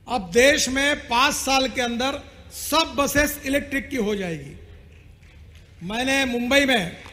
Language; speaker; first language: Hindi; non-native, local second language; Marathi